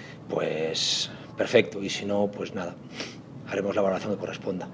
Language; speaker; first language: Spanish; native; Spanish